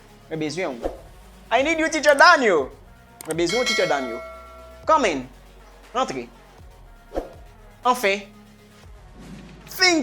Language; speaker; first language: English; non-native, learner; Haitian Creole